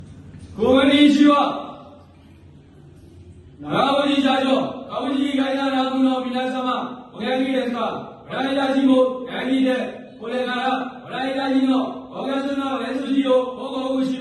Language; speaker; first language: Japanese; non-native, learner; Burmese